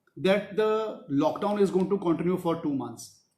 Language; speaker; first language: English; non-native, local second language; Punjabi